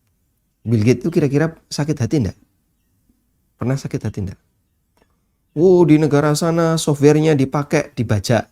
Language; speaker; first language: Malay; non-native, local second language; Javanese